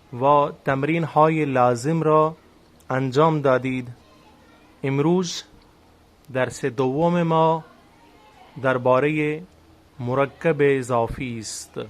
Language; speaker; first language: Persian; non-native, fluent; Urdu